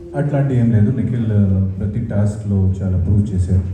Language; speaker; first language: Telugu; non-native, fluent; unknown